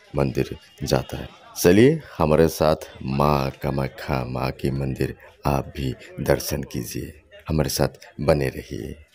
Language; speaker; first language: Hindi; non-native, local second language; Assamese